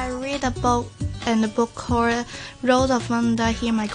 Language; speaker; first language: English; non-native, learner; Cantonese